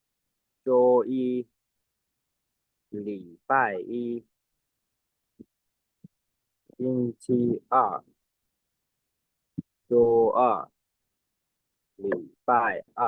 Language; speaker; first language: Chinese; non-native, learner; Lao